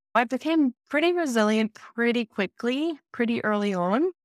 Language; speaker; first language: English; native; English